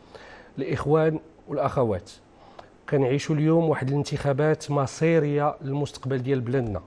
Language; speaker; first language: Arabic; native; Arabic